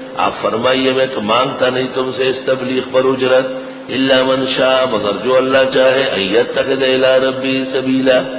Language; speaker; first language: Urdu; non-native, local second language; Pashto